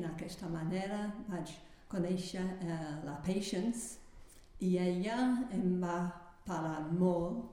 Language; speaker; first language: Catalan; non-native, fluent; English